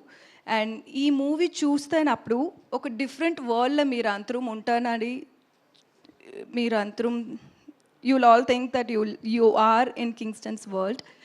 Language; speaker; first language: Telugu; non-native, learner; Tamil